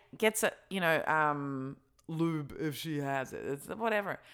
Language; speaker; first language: English; native; English